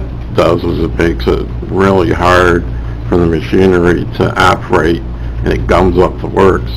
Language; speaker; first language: English; native; English